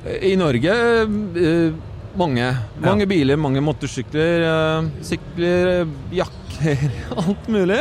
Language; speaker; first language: Norwegian; non-native, fluent; Polish